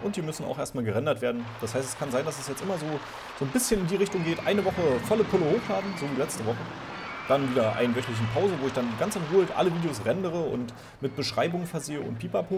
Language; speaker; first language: German; native; German